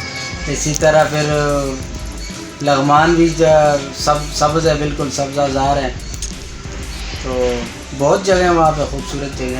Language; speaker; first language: Hindi; non-native, local second language; Pashto